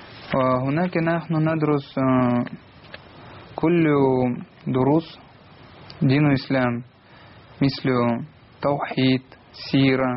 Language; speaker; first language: Arabic; non-native, learner; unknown